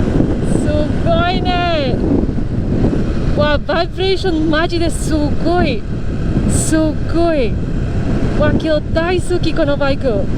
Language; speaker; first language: Japanese; non-native, learner; Spanish